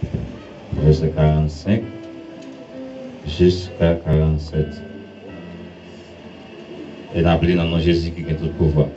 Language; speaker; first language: French; non-native, learner; Haitian Creole